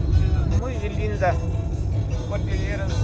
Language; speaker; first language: Spanish; non-native, learner; Russian